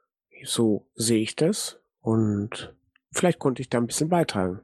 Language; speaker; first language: German; native; German